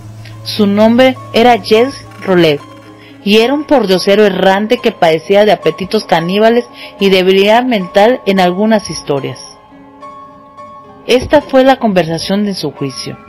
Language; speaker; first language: Spanish; native; Spanish